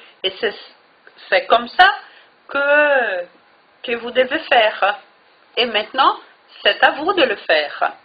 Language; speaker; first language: French; non-native, fluent; Portuguese